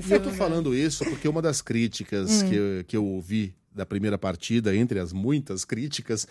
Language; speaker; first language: Portuguese; native; Portuguese